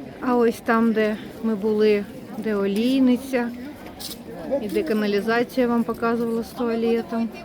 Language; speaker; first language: Ukrainian; native; Ukrainian